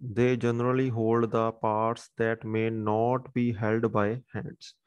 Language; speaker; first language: English; non-native, local second language; Punjabi